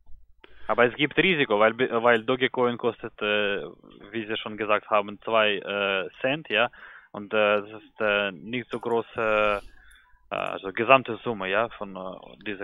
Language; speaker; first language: German; non-native, learner; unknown